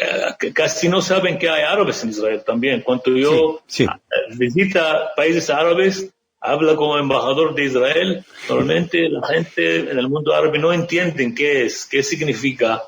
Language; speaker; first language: Spanish; non-native, fluent; Arabic